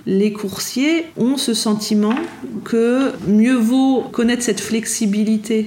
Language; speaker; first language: French; native; French